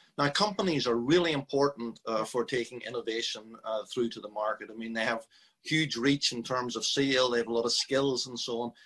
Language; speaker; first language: English; native; English